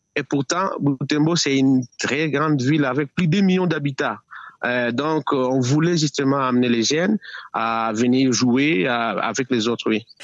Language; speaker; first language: French; non-native, local second language; Nande